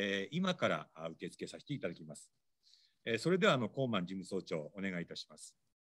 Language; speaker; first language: Japanese; native; Japanese